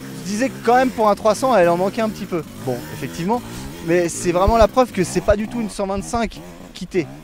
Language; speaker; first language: French; native; French